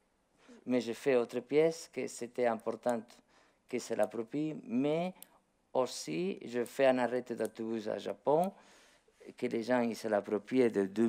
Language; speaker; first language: French; non-native, learner; Spanish